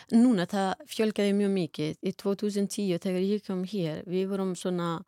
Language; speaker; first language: Icelandic; non-native, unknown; Persian